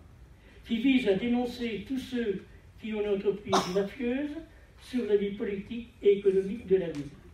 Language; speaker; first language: French; native; French